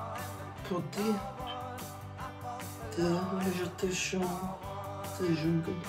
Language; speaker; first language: French; non-native, learner; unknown